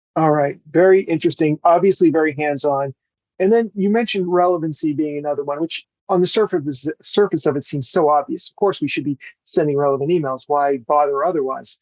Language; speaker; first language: English; native; English